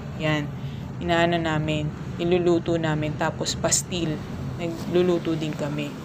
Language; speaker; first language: Filipino; native; Filipino